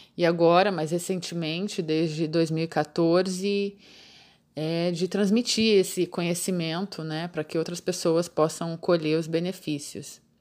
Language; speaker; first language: Portuguese; native; Portuguese